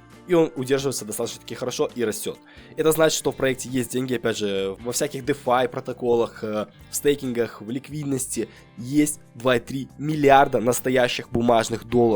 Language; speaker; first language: Russian; native; Russian